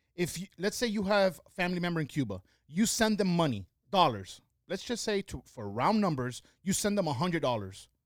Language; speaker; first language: English; early bilingual, other home language; Spanish